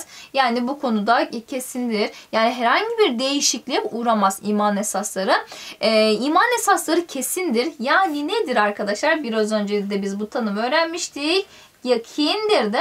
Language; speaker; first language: Turkish; native; Turkish